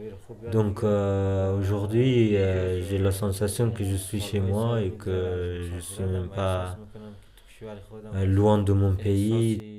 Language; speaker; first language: French; non-native, fluent; Persian